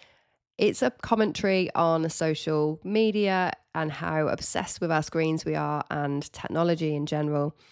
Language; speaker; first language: English; native; English